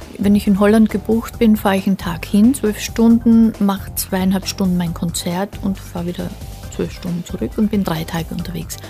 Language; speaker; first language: German; native; German